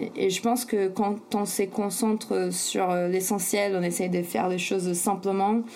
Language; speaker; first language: French; non-native, fluent; Portuguese